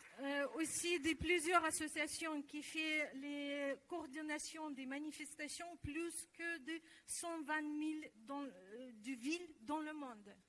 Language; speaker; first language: French; non-native, learner; Russian